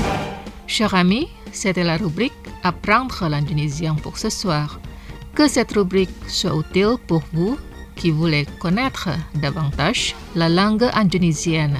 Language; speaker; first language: French; non-native, fluent; Indonesian